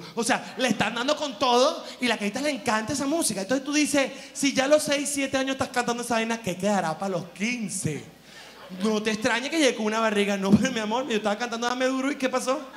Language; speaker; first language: Spanish; native; Spanish